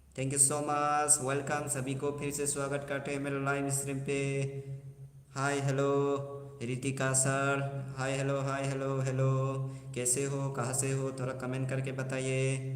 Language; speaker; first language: Hindi; non-native, local second language; Bodo